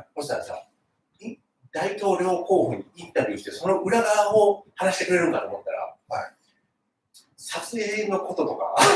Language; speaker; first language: Japanese; native; Japanese